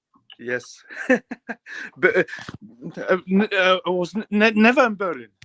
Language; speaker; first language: English; non-native, learner; German